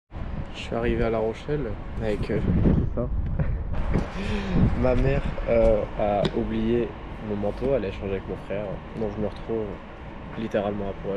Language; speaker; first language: French; native; French